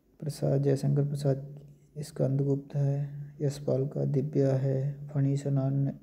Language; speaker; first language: Hindi; native; Hindi